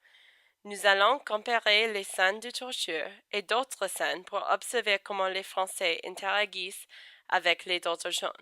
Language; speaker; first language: French; non-native, fluent; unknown